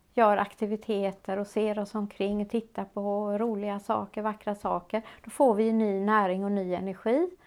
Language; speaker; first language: Swedish; native; Swedish